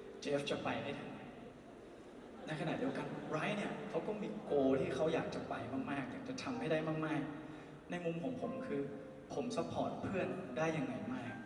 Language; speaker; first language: Thai; native; Thai